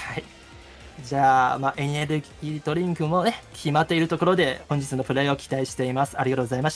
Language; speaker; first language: Japanese; native; Japanese